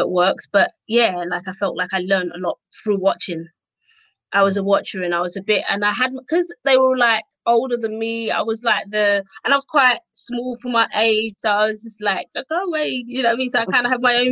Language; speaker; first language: English; native; English